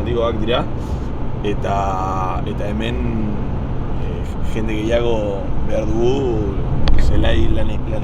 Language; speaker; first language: Basque; non-native, fluent; Spanish